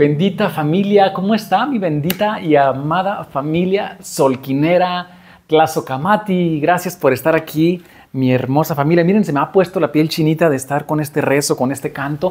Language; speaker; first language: Spanish; native; Spanish